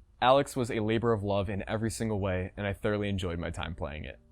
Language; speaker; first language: English; native; English